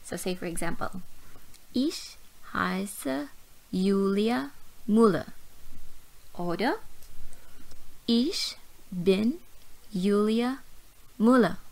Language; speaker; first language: German; non-native, fluent; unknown